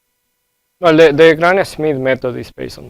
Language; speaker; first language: English; non-native, fluent; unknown